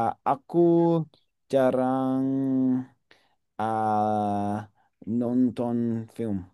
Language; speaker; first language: Indonesian; non-native, learner; English